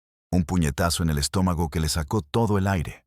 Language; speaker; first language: Spanish; native; Spanish